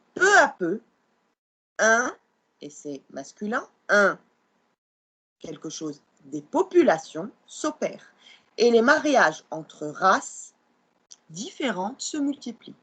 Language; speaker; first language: French; non-native, local second language; Arabic